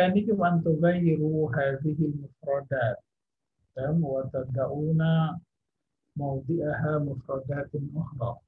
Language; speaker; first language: Arabic; non-native, fluent; Indonesian